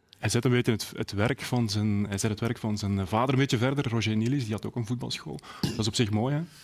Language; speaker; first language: Dutch; native; Dutch